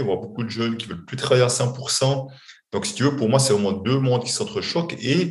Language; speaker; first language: French; native; French